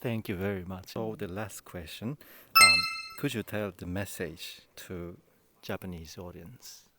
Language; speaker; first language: English; non-native, learner; Japanese